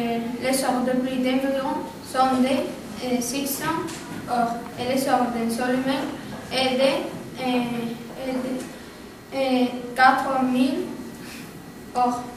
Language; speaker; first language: French; non-native, learner; Spanish